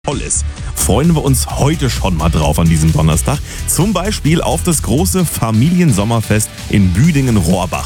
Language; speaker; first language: German; native; German